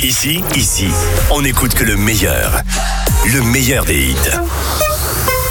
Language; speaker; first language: French; native; French